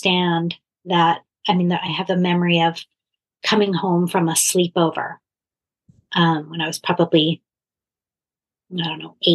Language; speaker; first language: English; native; English